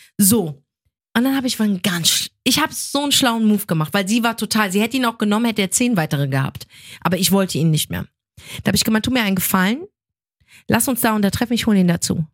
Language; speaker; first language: German; early bilingual, other home language; Arabic